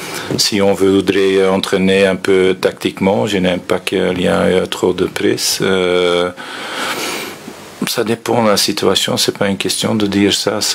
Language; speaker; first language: French; non-native, fluent; Dutch